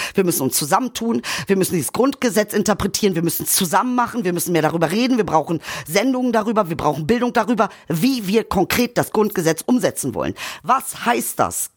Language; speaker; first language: German; early bilingual, other home language; Turkish